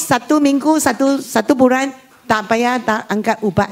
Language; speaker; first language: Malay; non-native, local second language; Hakka Chinese